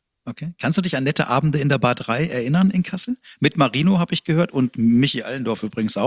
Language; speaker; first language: German; native; German